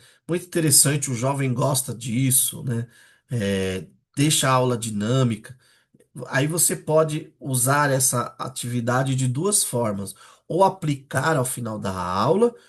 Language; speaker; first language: Portuguese; native; Portuguese